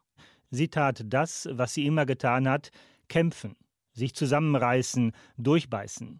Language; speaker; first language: German; native; German